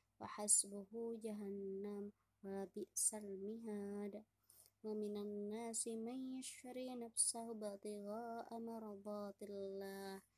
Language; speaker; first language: Arabic; non-native, learner; Indonesian